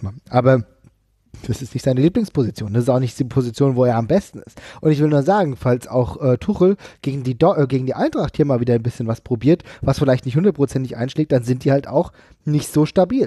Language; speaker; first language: German; native; German